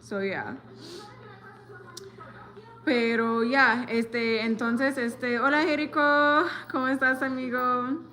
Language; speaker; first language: Spanish; non-native, learner; English